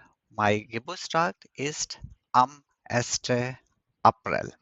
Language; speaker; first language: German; non-native, fluent; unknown